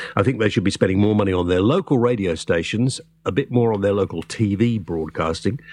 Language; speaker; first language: English; native; English